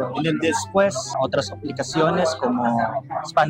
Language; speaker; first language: Spanish; non-native, learner; Filipino